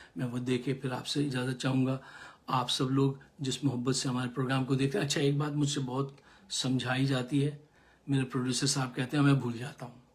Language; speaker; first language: Urdu; native; Urdu